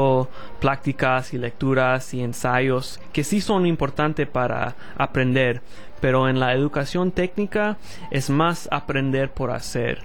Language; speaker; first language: Spanish; early bilingual, heritage; Spanish